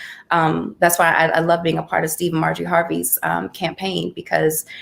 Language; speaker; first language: English; native; English